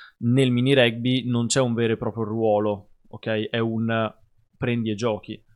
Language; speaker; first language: Italian; native; Italian